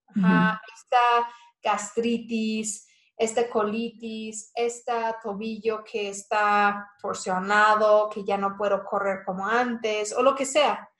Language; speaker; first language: Spanish; non-native, fluent; English